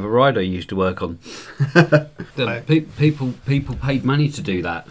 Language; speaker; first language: English; native; English